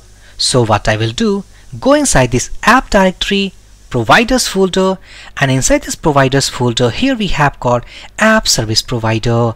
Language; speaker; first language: English; non-native, local second language; Hindi